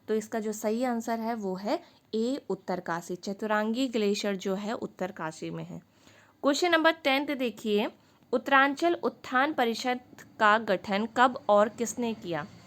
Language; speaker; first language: Hindi; native; Hindi